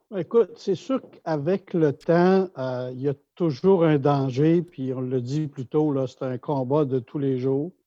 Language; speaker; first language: French; native; French